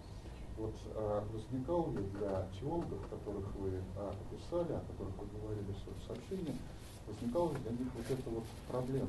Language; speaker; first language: Russian; native; Russian